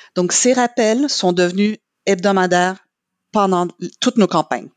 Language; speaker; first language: French; non-native, fluent; English